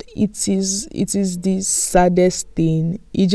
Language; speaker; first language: English; non-native, local second language; Yoruba